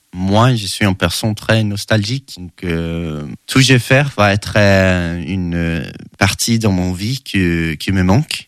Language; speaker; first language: French; non-native, learner; Swedish